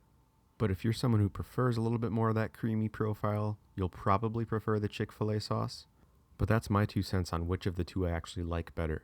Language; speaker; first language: English; native; English